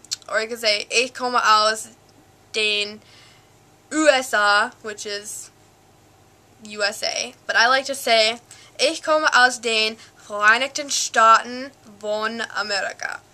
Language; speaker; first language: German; non-native, learner; English